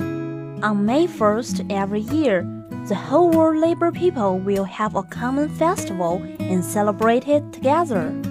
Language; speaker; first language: English; non-native, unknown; Chinese